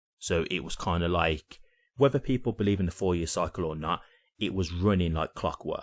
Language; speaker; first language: English; native; English